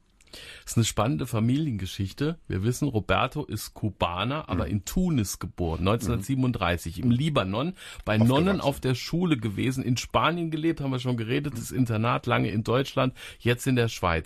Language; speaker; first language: German; native; German